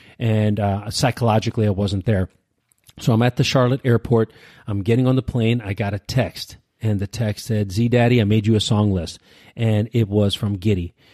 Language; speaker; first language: English; early bilingual, other home language; Urdu